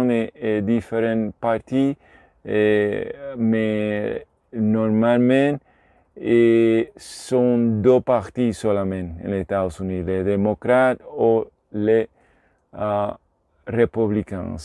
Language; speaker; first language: French; non-native, learner; Spanish